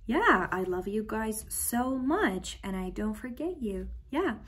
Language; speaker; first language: English; non-native, fluent; Persian